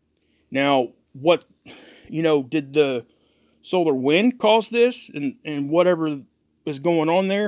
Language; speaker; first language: English; native; English